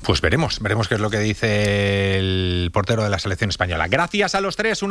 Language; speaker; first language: Spanish; native; Spanish